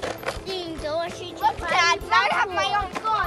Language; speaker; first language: Portuguese; early bilingual, heritage; Portuguese